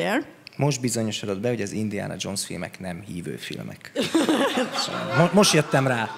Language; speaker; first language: Hungarian; native; Hungarian